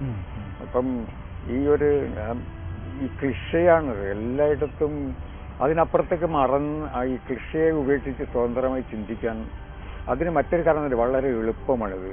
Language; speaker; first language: Malayalam; native; Malayalam